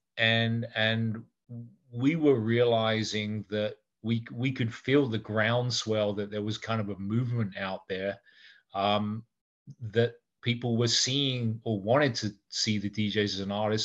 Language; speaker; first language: English; native; English